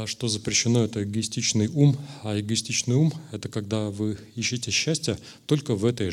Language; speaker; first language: Russian; native; Russian